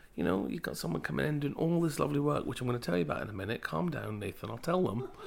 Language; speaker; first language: English; native; English